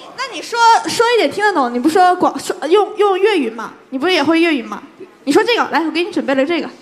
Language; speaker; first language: Chinese; native; Chinese